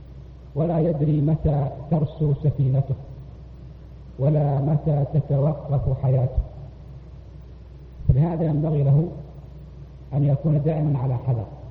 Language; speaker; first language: Arabic; native; Arabic